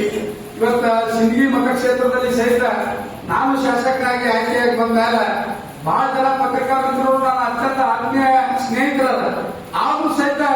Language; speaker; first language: Kannada; native; Kannada